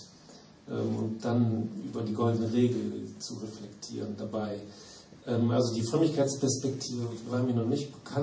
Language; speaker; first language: German; native; German